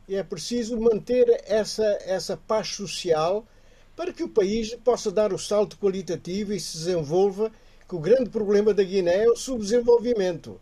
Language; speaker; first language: Portuguese; native; Portuguese